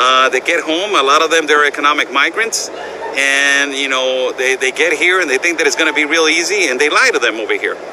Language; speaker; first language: English; non-native, fluent; Spanish